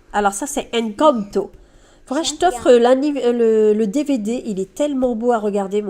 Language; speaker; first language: French; native; French